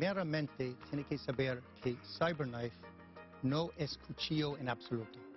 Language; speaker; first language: Spanish; non-native, fluent; English